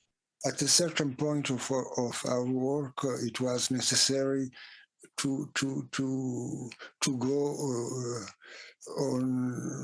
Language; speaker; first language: English; non-native, fluent; Italian